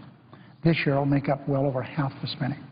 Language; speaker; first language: English; native; English